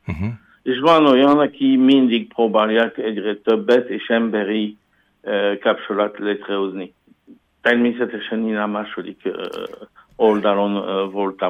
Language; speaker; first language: Hungarian; non-native, learner; French